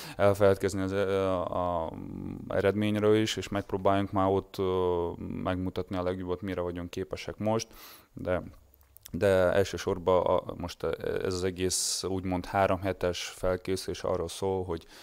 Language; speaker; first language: Hungarian; non-native, learner; Russian